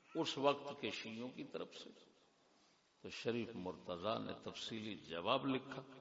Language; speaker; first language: Urdu; non-native, local second language; Punjabi